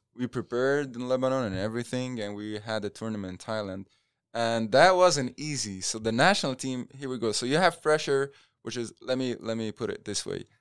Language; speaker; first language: English; non-native, fluent; Arabic